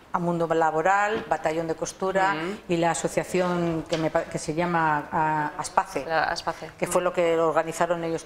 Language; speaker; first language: Spanish; native; Spanish